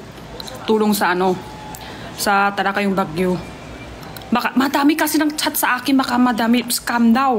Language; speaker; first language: Filipino; non-native, learner; Chinese